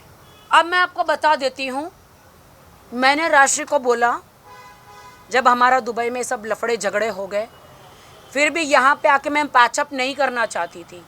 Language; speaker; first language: Hindi; native; Hindi